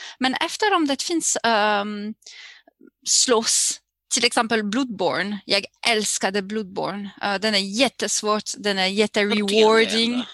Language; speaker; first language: Swedish; non-native, learner; French